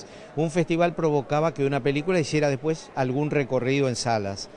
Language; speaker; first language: Spanish; native; Spanish